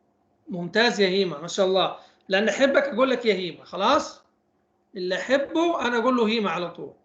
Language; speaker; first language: Arabic; native; Arabic